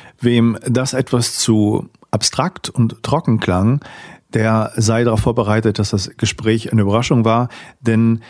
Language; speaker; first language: German; native; German